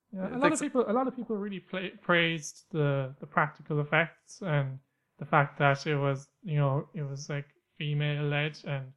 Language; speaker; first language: English; native; English